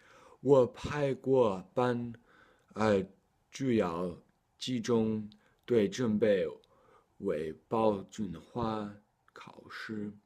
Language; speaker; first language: Chinese; non-native, learner; English